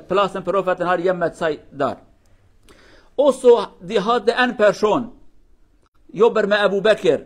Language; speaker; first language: Swedish; non-native, learner; Kurdish